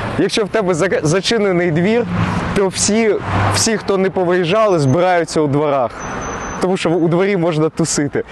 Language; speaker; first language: Ukrainian; non-native, local second language; Russian